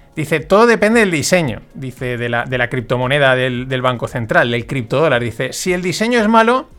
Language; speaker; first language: Spanish; native; Spanish